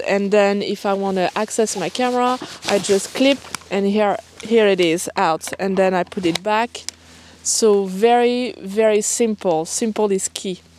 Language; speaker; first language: English; non-native, fluent; French